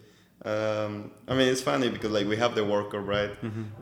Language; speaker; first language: English; non-native, fluent; Spanish